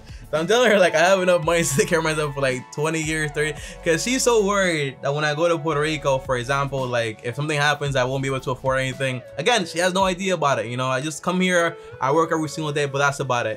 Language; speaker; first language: English; early bilingual, other home language; Spanish